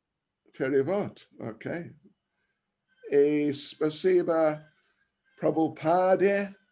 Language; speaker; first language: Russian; non-native, learner; English